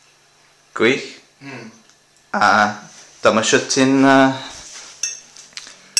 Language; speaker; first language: Welsh; non-native, local second language; English